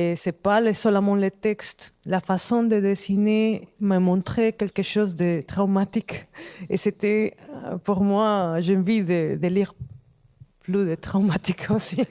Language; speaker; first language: French; non-native, fluent; Spanish